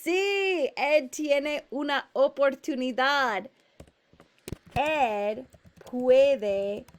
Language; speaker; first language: Spanish; non-native, fluent; English